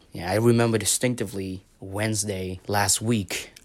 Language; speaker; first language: English; non-native, fluent; Vietnamese